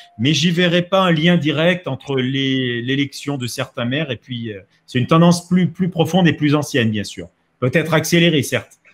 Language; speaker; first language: French; native; French